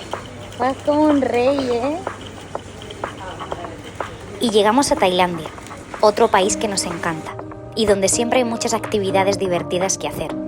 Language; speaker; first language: Spanish; native; Spanish